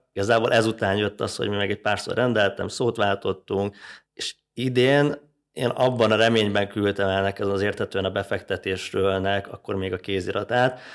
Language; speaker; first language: Hungarian; native; Hungarian